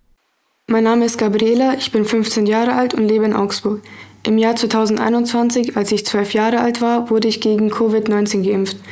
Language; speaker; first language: German; early bilingual, other home language; Portuguese